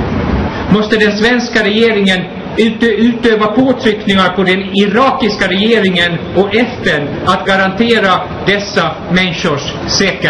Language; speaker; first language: Swedish; non-native, fluent; Persian